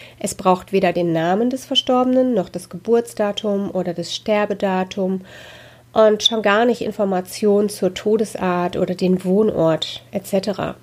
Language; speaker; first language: German; native; German